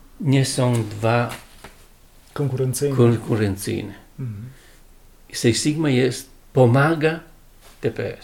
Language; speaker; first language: Polish; non-native, learner; Italian